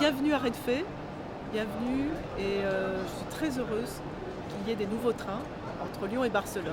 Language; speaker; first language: French; native; French